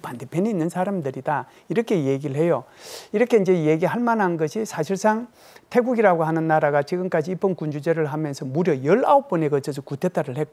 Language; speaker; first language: Korean; native; Korean